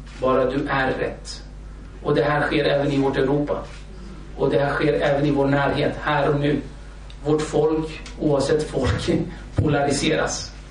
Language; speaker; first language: Swedish; early bilingual, other home language; Kurdish